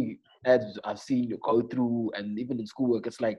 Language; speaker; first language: English; non-native, local second language; Xhosa